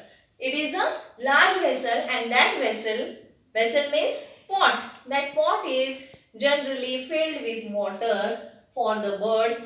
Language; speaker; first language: English; non-native, local second language; Marathi